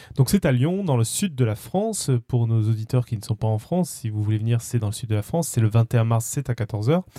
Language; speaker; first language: French; native; French